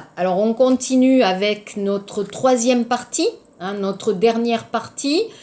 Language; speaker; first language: French; native; French